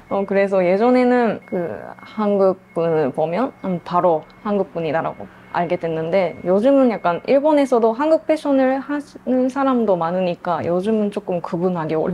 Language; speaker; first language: Korean; non-native, fluent; Japanese